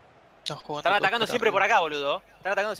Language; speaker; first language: Spanish; native; Spanish